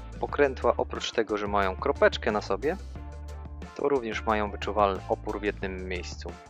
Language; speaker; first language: Polish; native; Polish